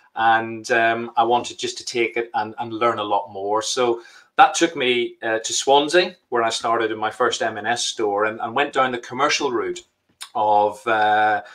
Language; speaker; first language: English; native; English